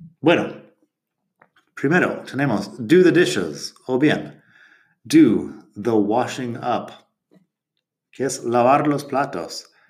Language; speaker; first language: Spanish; non-native, fluent; English